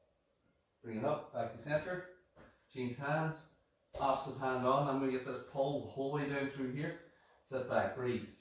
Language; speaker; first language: English; native; English